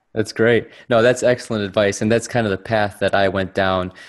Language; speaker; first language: English; native; English